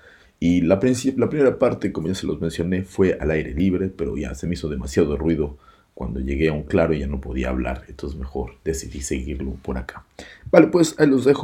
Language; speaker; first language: Spanish; native; Spanish